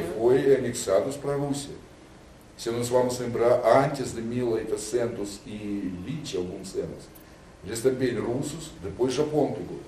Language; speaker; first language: Portuguese; non-native, learner; Russian